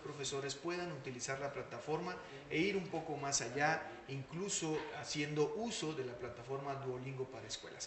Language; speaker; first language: Spanish; native; Spanish